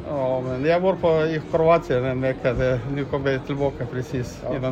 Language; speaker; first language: Swedish; non-native, fluent; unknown